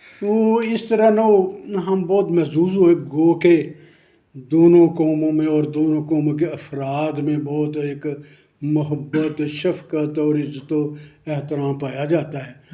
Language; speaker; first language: Urdu; non-native, local second language; Punjabi